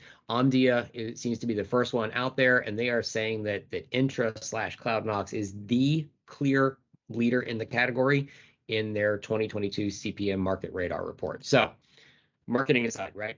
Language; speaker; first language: English; native; English